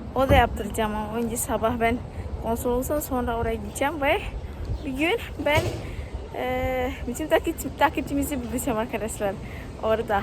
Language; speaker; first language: Turkish; non-native, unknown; Indonesian